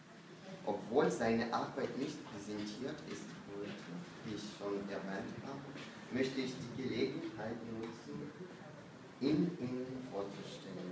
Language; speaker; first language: German; non-native, fluent; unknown